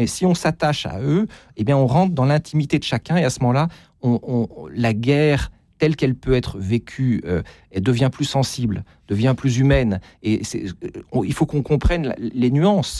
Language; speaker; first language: French; native; French